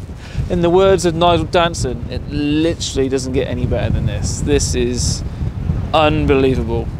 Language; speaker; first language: English; native; English